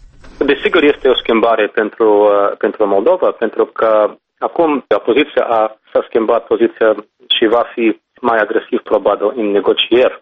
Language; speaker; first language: Romanian; non-native, fluent; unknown